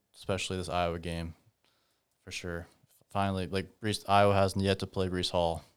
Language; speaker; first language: English; native; English